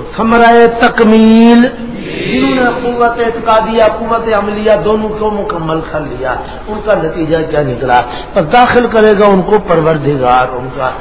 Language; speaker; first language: Urdu; non-native, local second language; Punjabi